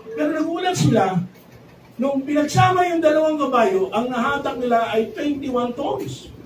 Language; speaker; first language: Filipino; native; Filipino